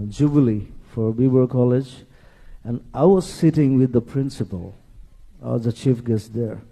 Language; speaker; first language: English; non-native, local second language; Assamese